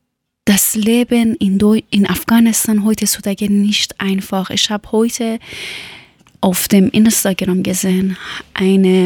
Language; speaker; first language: German; non-native, learner; Persian